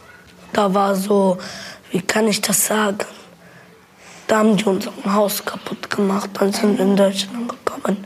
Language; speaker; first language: German; early bilingual, other home language; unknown